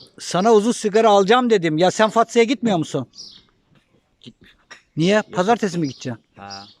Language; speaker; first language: Turkish; native; Turkish